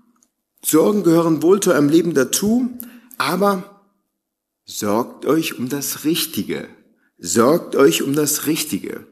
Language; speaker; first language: German; native; German